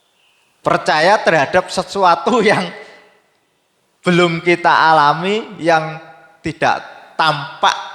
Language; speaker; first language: Indonesian; native; Indonesian